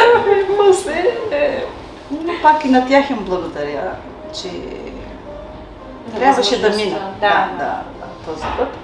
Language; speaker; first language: Bulgarian; non-native, local second language; Turkish